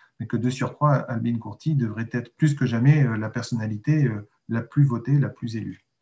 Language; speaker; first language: French; native; French